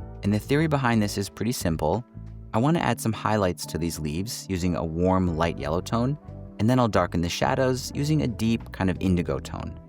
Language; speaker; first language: English; native; English